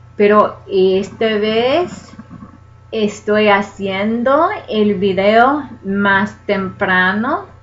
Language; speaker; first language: Spanish; non-native, fluent; English